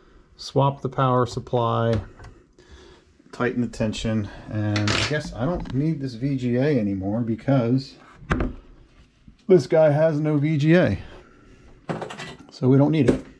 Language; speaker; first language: English; native; English